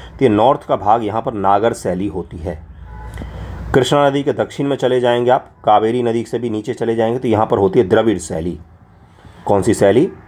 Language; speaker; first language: Hindi; non-native, local second language; Maithili